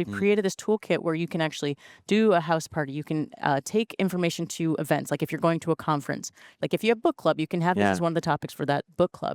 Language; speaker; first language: English; native; English